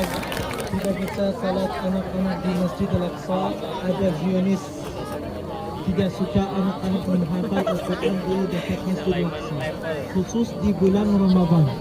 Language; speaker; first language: Indonesian; non-native, learner; Arabic